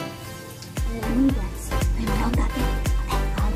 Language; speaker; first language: Filipino; non-native, local second language; Cebuano